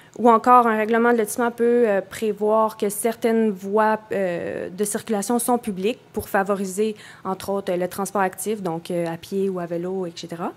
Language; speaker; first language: French; native; French